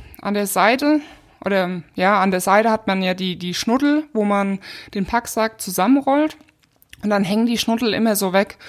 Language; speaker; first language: German; native; German